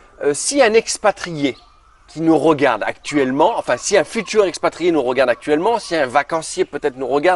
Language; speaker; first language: French; native; French